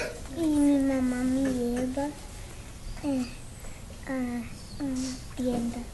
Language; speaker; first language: Spanish; early bilingual, other home language; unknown